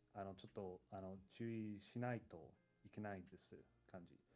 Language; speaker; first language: Japanese; non-native, learner; English